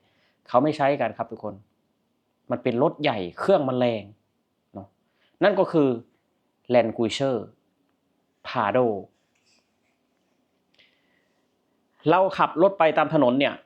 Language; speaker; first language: Thai; non-native, local second language; Northeastern Thai